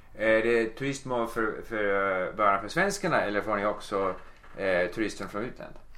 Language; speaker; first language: Swedish; non-native, learner; English